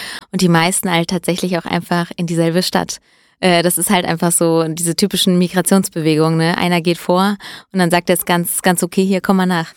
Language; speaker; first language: German; early bilingual, other home language; Italian